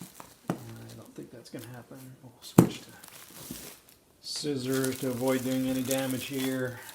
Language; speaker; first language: English; native; English